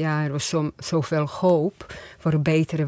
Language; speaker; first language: Dutch; non-native, fluent; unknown